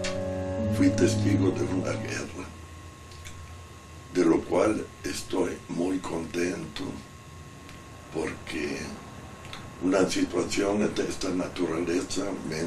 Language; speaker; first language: Spanish; non-native, fluent; Italian